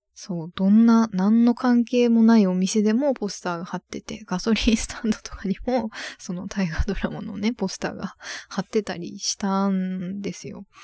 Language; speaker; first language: Japanese; native; Japanese